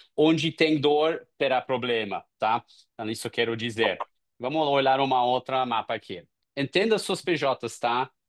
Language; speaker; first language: Portuguese; non-native, fluent; English